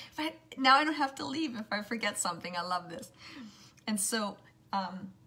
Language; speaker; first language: English; native; English